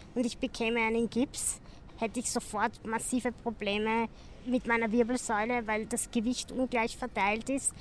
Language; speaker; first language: German; native; German